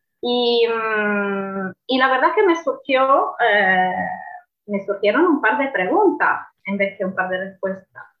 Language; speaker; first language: Spanish; non-native, fluent; Italian